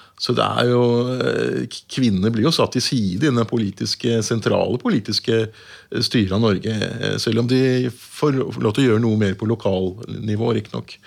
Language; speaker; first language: Norwegian; native; Norwegian